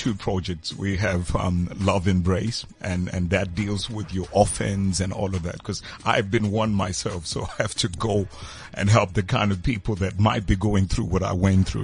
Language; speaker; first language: English; non-native, local second language; Tswana